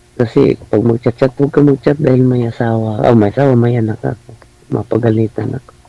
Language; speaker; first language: Filipino; non-native, local second language; Cebuano